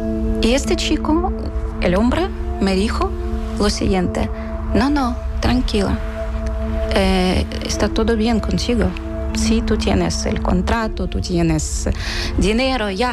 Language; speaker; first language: Spanish; non-native, fluent; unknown